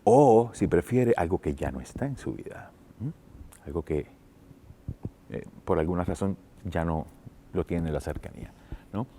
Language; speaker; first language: Spanish; native; Spanish